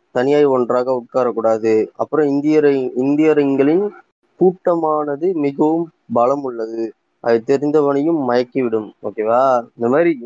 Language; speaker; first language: Tamil; native; Tamil